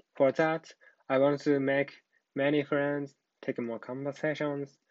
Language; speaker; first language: English; non-native, learner; Japanese